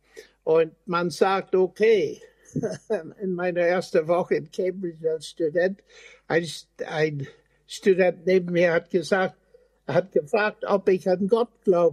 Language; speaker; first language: German; non-native, fluent; English